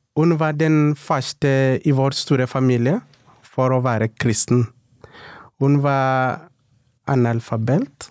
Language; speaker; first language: Norwegian; non-native, local second language; Swahili